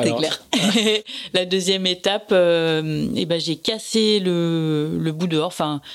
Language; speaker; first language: French; native; French